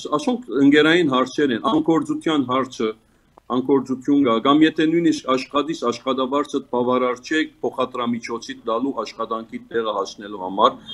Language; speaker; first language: Armenian; early bilingual, heritage; Armenian